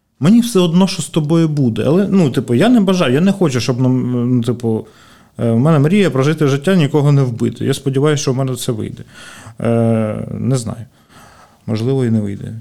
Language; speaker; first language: Ukrainian; native; Ukrainian